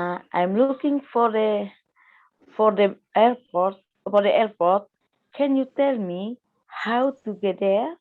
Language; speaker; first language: English; non-native, learner; Indonesian